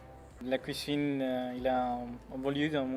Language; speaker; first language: French; non-native, learner; Spanish